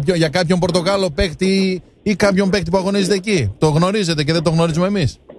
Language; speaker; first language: Greek; native; Greek